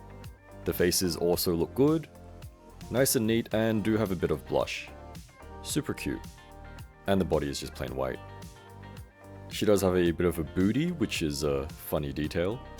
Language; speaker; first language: English; native; English